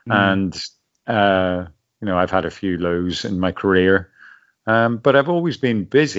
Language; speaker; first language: English; native; English